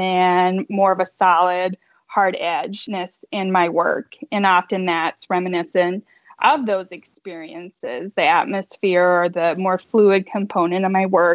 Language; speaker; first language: English; native; English